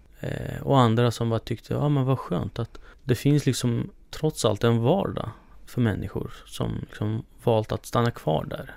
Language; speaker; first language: Swedish; early bilingual, other home language; Kurdish